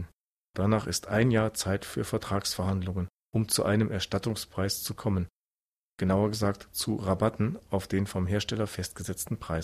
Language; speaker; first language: German; native; German